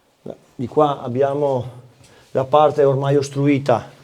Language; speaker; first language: Italian; native; Italian